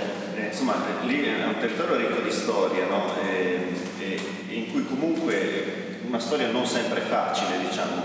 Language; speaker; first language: Italian; native; Italian